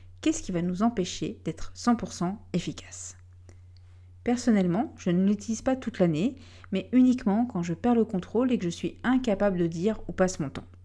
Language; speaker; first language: French; native; French